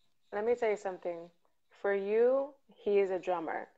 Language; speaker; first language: English; early bilingual, other home language; Spanish